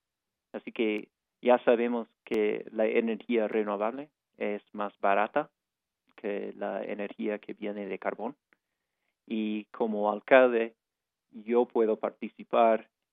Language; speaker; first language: Spanish; non-native, fluent; English